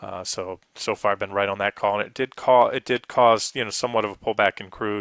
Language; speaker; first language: English; native; English